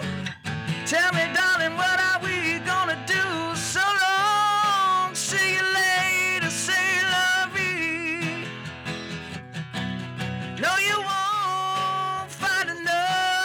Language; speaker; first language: English; native; English